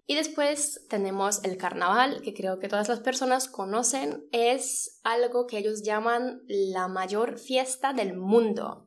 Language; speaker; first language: Spanish; non-native, fluent; Polish